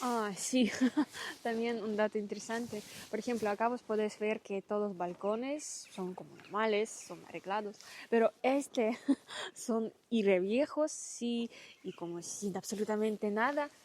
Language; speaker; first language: Spanish; non-native, learner; Russian